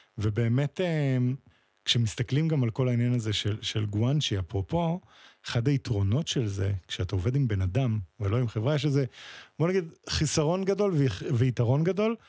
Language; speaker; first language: Hebrew; native; Hebrew